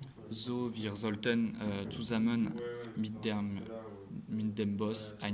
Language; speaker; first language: German; non-native, learner; French